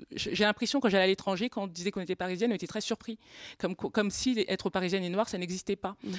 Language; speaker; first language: French; native; French